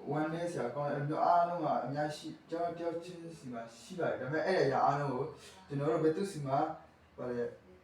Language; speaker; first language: Burmese; non-native, local second language; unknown